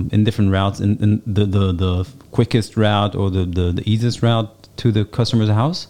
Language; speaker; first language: English; non-native, fluent; Hebrew